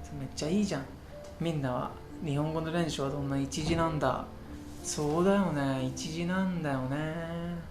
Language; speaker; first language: Japanese; non-native, fluent; Hindi